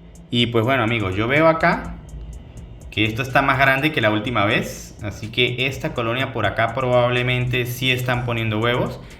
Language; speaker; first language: Spanish; native; Spanish